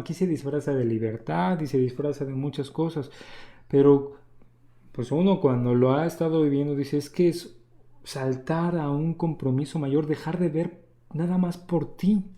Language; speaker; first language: Spanish; native; Spanish